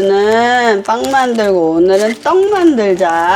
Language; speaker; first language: Korean; native; Korean